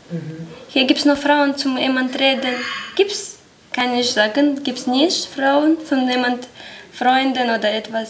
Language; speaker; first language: German; non-native, learner; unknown